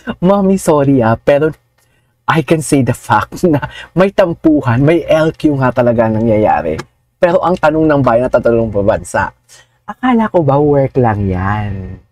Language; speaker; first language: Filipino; non-native, local second language; Hiligaynon